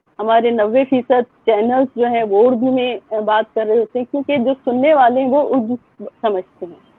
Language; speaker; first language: Urdu; native; Urdu